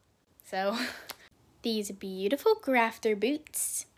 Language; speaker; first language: English; native; English